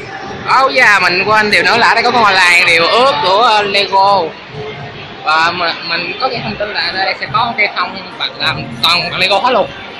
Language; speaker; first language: Vietnamese; early bilingual, heritage; Vietnamese